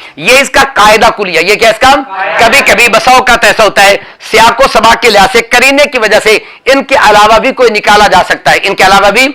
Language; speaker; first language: Urdu; non-native, local second language; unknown